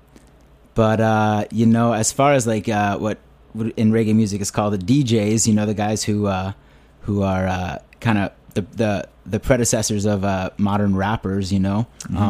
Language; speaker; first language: English; native; English